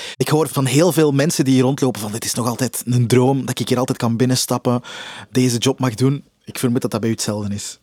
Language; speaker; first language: Dutch; native; Dutch